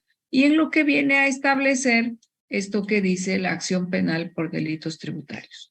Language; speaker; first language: Spanish; native; Spanish